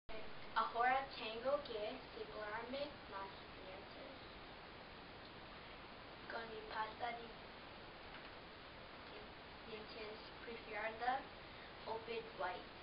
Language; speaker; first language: Spanish; non-native, learner; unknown